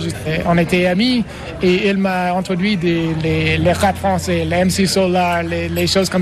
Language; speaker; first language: French; non-native, learner; English